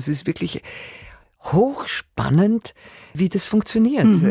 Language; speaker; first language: German; native; German